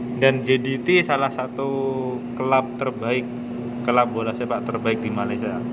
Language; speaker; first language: Malay; non-native, learner; Indonesian